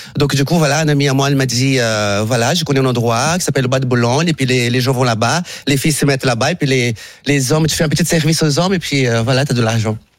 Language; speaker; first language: French; non-native, fluent; Portuguese